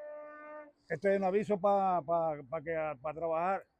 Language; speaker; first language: Spanish; native; Spanish